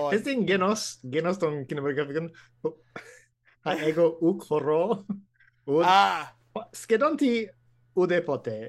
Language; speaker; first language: Greek; non-native, fluent; English